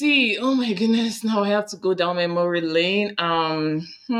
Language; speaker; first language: English; non-native, local second language; Yoruba